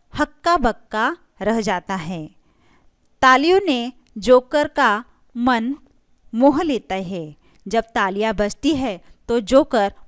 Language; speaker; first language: Hindi; non-native, local second language; Marathi